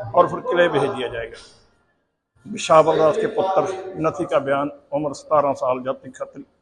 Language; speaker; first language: Hindi; non-native, local second language; Punjabi